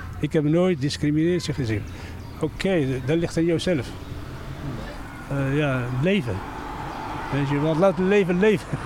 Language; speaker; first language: Dutch; non-native, learner; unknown